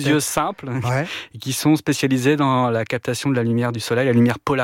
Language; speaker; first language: French; native; French